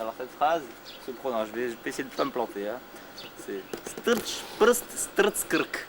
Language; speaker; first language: French; native; French